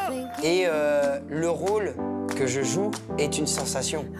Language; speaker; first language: French; native; French